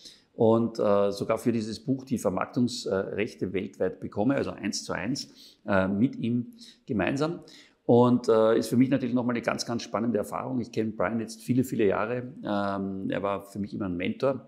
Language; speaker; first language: German; native; German